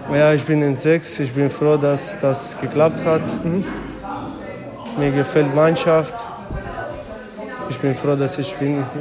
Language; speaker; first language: German; non-native, learner; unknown